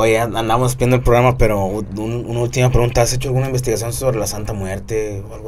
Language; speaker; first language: Spanish; native; Spanish